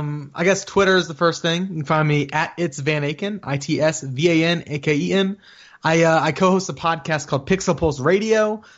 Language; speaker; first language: English; native; English